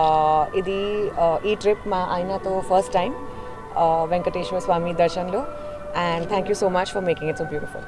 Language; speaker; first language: Telugu; non-native, learner; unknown